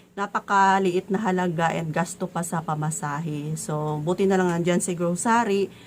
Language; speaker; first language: Filipino; native; Filipino